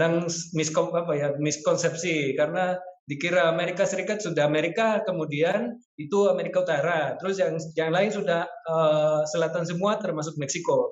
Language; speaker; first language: Indonesian; non-native, fluent; Spanish